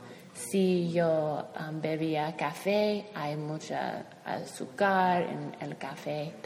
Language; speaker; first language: Spanish; non-native, learner; English